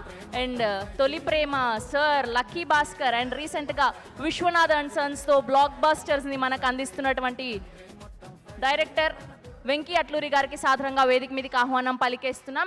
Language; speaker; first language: Telugu; native; Telugu